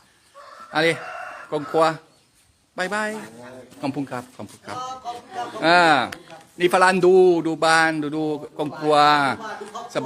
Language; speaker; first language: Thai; non-native, learner; French